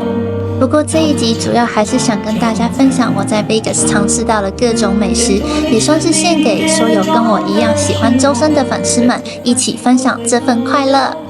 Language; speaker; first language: Chinese; native; Chinese